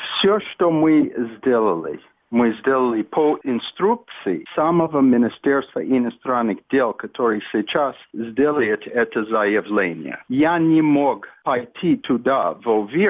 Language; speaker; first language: Russian; non-native, fluent; English